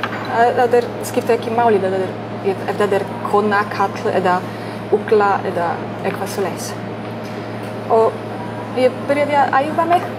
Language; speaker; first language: Icelandic; non-native, learner; Polish